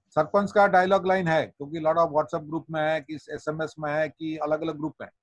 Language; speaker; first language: Hindi; non-native, local second language; Odia